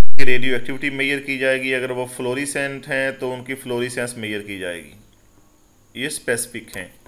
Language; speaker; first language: Urdu; non-native, local second language; Punjabi